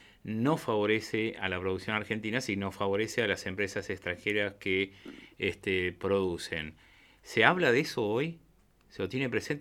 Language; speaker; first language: Spanish; native; Spanish